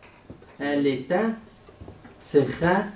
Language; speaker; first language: French; non-native, learner; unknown